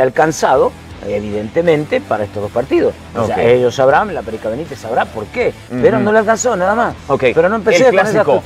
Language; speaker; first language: Spanish; native; Spanish